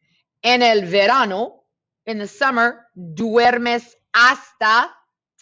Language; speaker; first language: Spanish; non-native, fluent; English